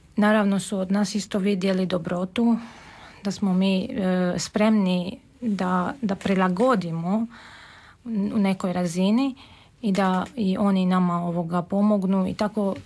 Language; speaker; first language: Serbian; non-native, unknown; Armenian